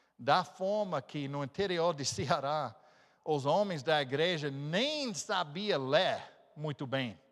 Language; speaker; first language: Portuguese; non-native, fluent; English